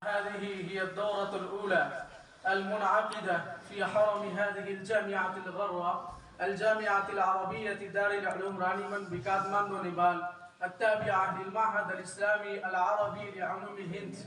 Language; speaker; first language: Arabic; non-native, fluent; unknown